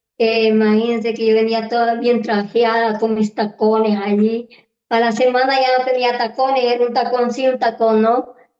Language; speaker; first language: Spanish; native; Spanish